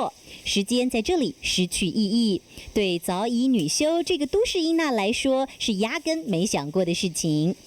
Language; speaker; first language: Chinese; native; Chinese